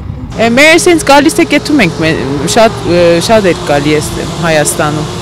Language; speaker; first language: Armenian; early bilingual, heritage; Armenian